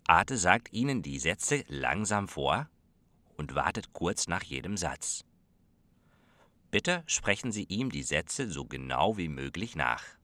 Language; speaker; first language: German; non-native, fluent; Dutch